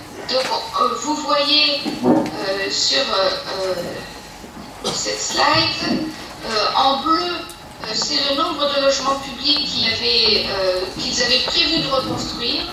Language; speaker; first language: French; native; French